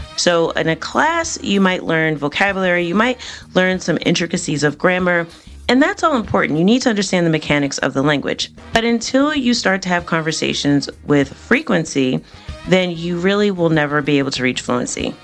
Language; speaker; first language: English; native; English